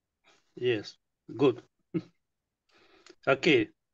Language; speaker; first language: English; non-native, learner; Russian